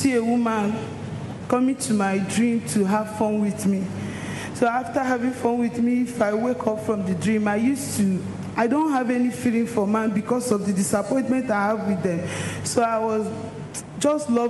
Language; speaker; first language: English; non-native, local second language; Igbo